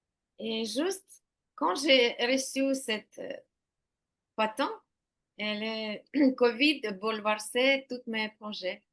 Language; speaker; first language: French; non-native, learner; Ukrainian